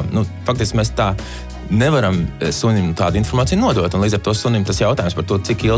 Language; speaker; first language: Latvian; native; Latvian